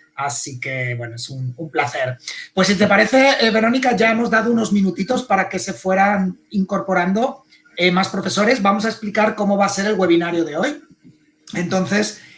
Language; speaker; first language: Spanish; native; Spanish